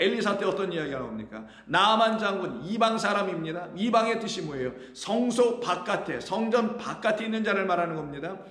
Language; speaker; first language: Korean; native; Korean